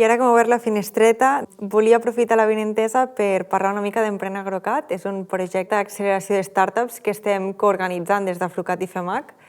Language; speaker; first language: Catalan; native; Catalan